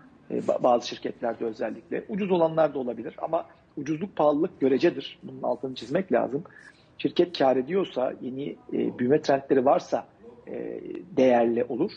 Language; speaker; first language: Turkish; native; Turkish